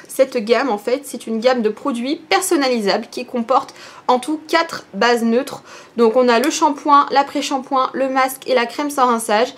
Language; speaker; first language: French; native; French